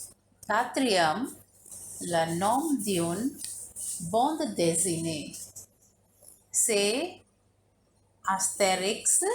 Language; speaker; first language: French; non-native, fluent; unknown